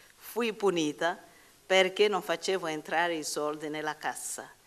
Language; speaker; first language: Italian; non-native, fluent; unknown